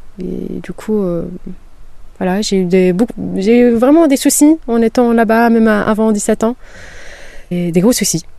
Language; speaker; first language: French; non-native, local second language; Kabyle